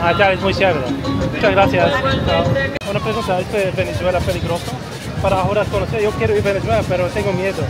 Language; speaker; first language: Spanish; non-native, learner; Arabic